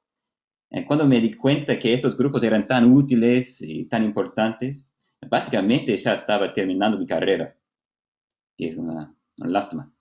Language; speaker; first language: Spanish; non-native, fluent; Portuguese